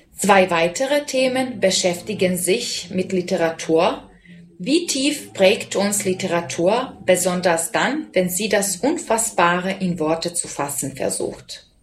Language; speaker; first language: German; non-native, fluent; Serbian